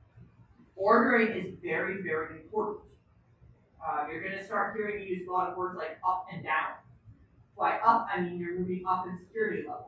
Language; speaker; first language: English; native; English